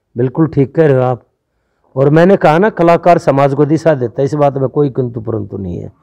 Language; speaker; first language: Hindi; native; Hindi